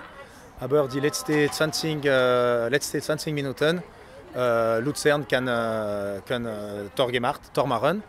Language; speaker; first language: German; non-native, learner; French